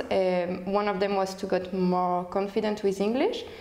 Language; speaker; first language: English; non-native, fluent; French